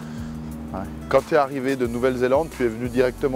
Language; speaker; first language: French; native; French